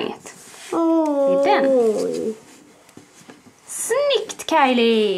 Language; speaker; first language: Swedish; native; Swedish